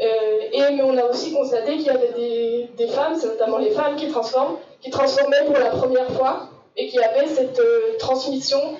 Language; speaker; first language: French; native; French